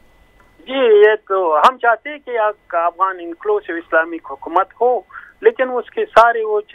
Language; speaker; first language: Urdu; non-native, fluent; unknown